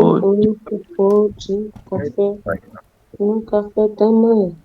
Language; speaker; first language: Portuguese; non-native, learner; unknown